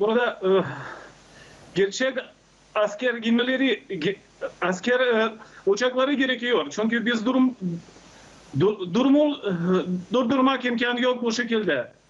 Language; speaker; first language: Turkish; non-native, learner; Ukrainian